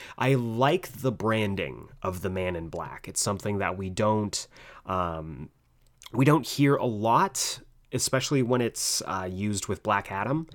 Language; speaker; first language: English; native; English